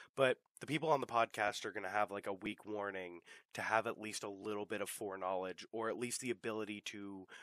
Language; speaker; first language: English; native; English